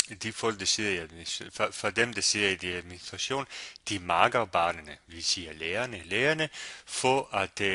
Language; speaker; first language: Danish; non-native, fluent; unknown